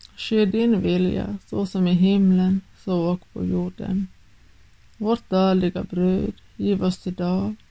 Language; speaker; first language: Swedish; native; Swedish